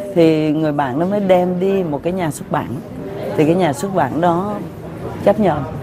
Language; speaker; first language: Vietnamese; early bilingual, heritage; Vietnamese